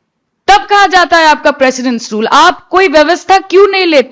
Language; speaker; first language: Hindi; native; Hindi